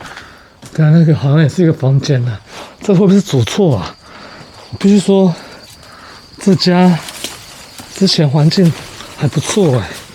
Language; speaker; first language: Chinese; native; Chinese